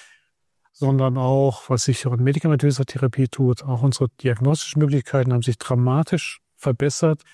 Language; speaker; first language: German; native; German